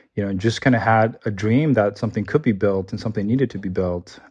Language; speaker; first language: English; early bilingual, other home language; Chinese